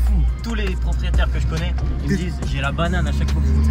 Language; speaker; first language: French; native; French